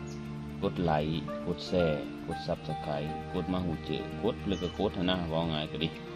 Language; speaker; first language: Thai; non-native, local second language; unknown